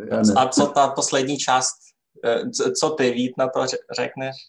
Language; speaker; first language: Czech; non-native, fluent; Rusyn